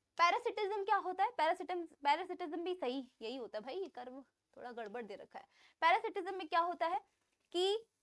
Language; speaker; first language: Hindi; native; Hindi